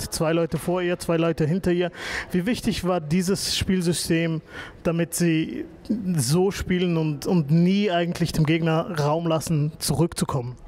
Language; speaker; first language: German; native; German